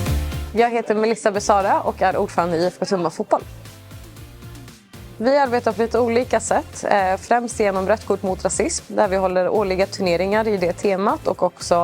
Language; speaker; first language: Swedish; native; Swedish